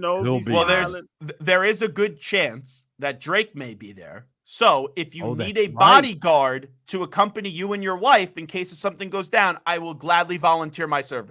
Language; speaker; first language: English; native; English